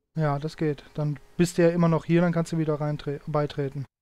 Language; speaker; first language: German; native; German